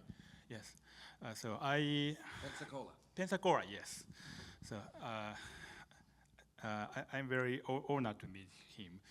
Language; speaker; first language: English; non-native, learner; Japanese